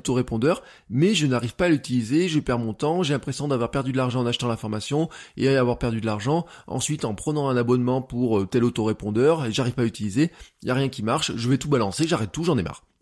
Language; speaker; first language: French; native; French